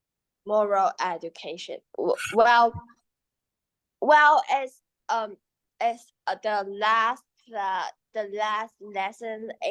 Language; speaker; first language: English; non-native, learner; Chinese